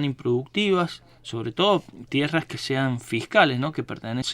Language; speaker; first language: Spanish; native; Spanish